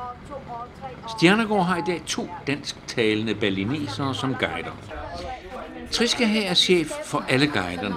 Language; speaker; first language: Danish; native; Danish